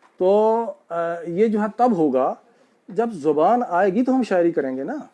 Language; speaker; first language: Urdu; non-native, local second language; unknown